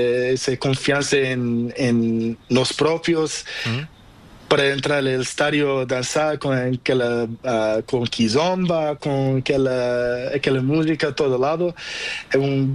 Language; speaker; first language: Spanish; non-native, learner; Portuguese